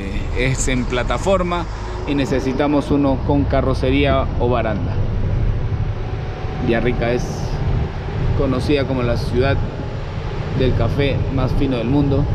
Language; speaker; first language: Spanish; native; Spanish